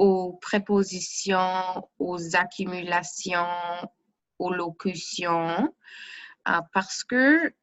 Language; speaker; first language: French; non-native, fluent; English